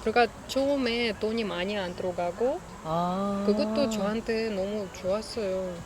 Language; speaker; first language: Korean; non-native, learner; Russian